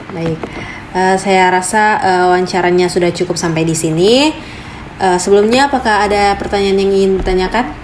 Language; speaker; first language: Indonesian; native; Indonesian